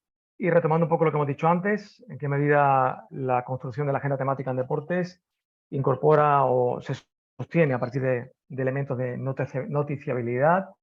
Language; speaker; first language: Spanish; native; Spanish